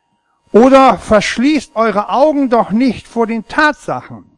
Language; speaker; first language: German; native; German